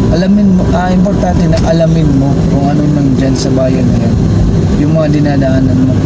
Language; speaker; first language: Filipino; native; Filipino